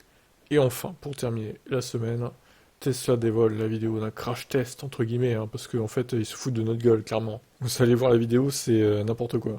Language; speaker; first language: French; native; French